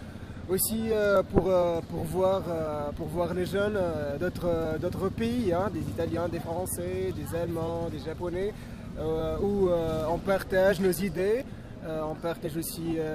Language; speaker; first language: French; non-native, local second language; Arabic